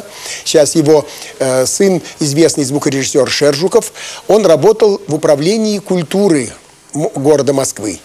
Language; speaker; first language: Russian; native; Russian